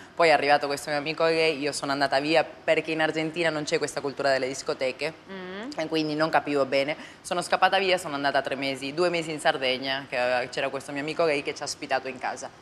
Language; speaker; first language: Italian; non-native, fluent; Spanish